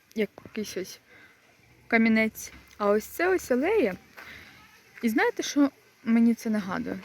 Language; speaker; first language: Ukrainian; native; Ukrainian